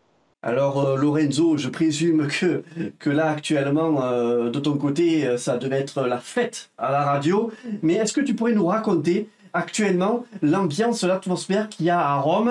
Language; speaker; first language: French; native; French